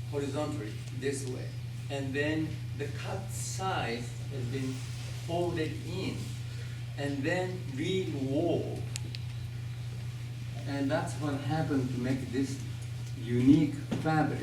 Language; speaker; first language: English; non-native, fluent; Japanese